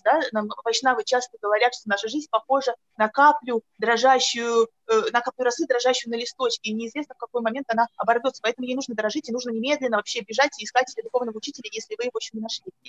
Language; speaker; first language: Russian; native; Russian